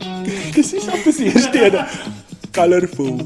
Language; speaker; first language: Afrikaans; native; Afrikaans